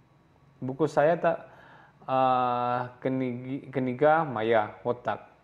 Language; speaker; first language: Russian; non-native, learner; Javanese